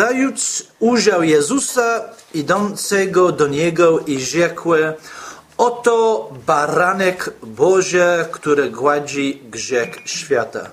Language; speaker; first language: Polish; non-native, fluent; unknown